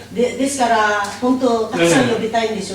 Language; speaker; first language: Japanese; non-native, learner; Filipino